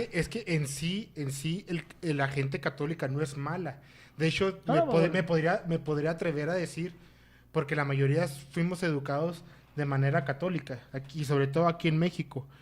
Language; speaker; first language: Spanish; native; Spanish